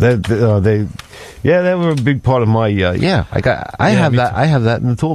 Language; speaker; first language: English; native; English